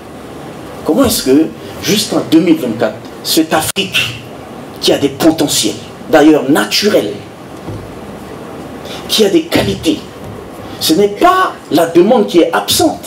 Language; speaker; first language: French; non-native, local second language; Sango